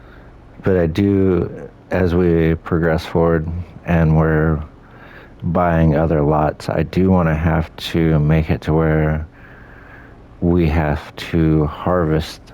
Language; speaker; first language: English; native; English